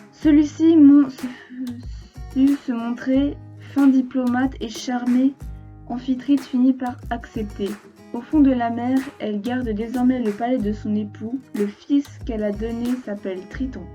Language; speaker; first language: French; native; French